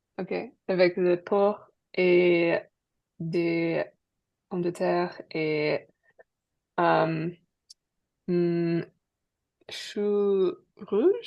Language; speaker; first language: French; non-native, learner; English